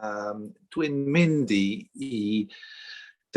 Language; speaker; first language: Welsh; non-native, learner; English